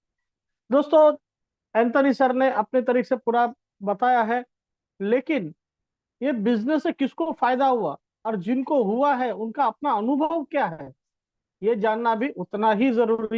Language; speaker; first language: Hindi; native; Hindi